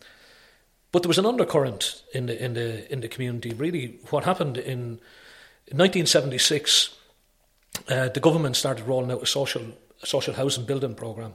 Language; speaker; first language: English; native; English